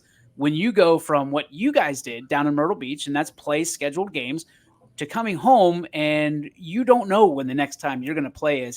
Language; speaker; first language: English; native; English